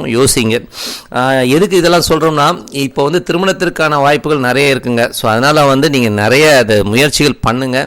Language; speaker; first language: Tamil; native; Tamil